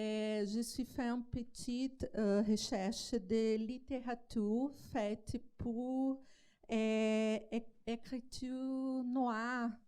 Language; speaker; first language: French; non-native, learner; Portuguese